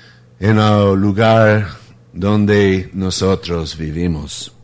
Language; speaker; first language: Spanish; non-native, fluent; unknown